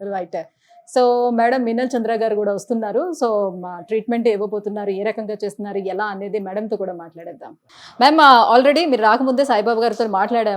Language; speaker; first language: Telugu; native; Telugu